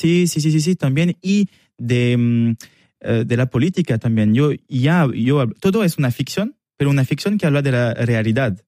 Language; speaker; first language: Spanish; non-native, learner; French